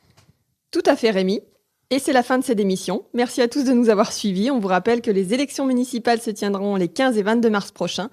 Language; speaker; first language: French; native; French